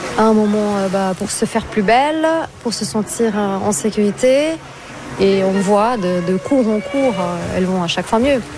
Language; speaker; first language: French; non-native, fluent; Portuguese